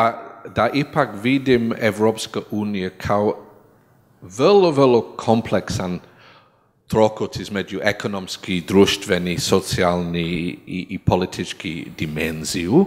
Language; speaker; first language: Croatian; non-native, learner; English